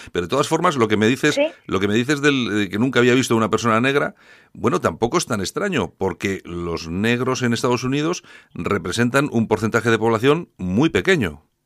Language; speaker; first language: Spanish; native; Spanish